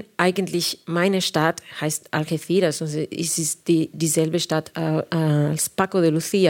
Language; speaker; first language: German; non-native, fluent; Spanish